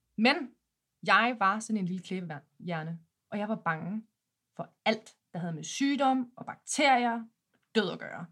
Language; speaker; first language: Danish; native; Danish